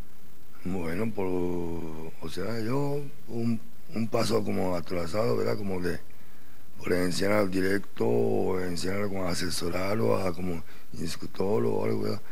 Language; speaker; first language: Spanish; non-native, learner; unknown